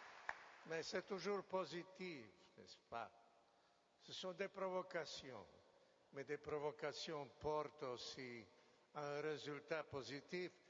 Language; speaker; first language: French; non-native, fluent; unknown